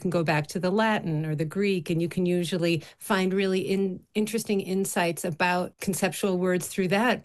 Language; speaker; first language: English; native; English